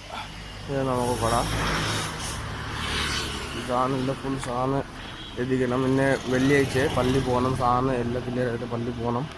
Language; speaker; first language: Malayalam; non-native, learner; Bangla